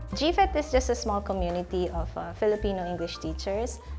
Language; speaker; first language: English; non-native, local second language; Filipino